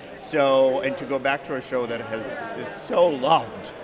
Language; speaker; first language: English; non-native, fluent; French